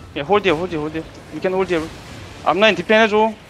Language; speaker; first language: English; non-native, learner; Korean